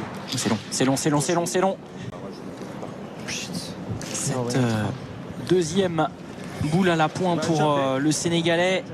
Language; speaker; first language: French; native; French